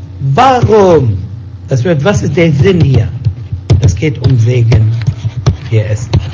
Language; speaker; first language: German; non-native, fluent; Arabic